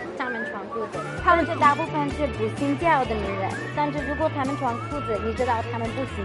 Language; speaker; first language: Chinese; non-native, learner; Hebrew